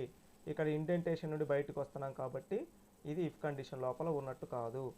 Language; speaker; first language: Telugu; native; Telugu